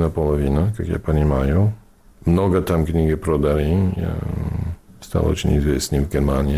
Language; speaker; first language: Russian; non-native, fluent; English